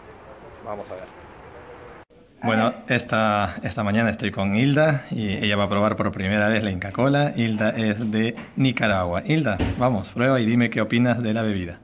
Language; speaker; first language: Spanish; native; Spanish